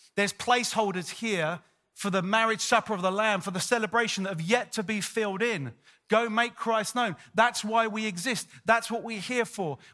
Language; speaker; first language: English; native; English